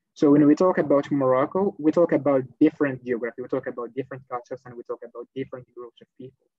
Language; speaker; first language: English; non-native, fluent; Arabic